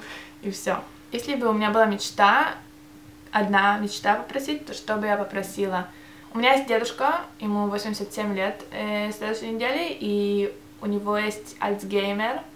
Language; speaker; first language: Russian; early bilingual, heritage; Russian